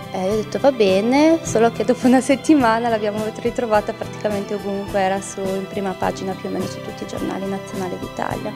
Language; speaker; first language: Italian; early bilingual, other home language; Arabic